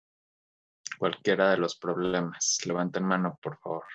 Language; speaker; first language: Spanish; native; Spanish